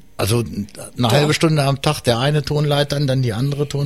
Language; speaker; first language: German; native; German